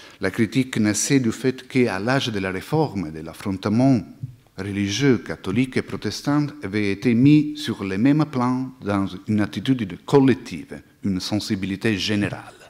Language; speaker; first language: French; non-native, fluent; Italian